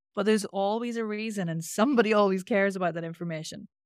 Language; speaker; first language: English; native; English